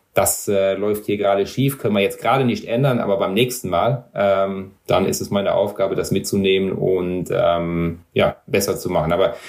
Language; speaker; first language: German; non-native, local second language; Luxembourgish